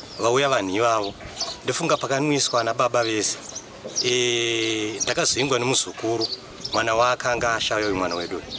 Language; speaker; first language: Shona; native; Shona